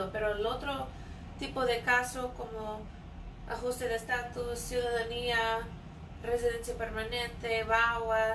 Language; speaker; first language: Spanish; non-native, fluent; English